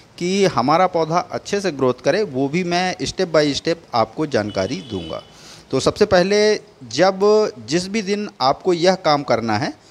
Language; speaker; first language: Hindi; native; Hindi